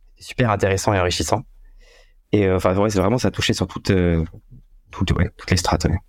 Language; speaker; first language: French; native; French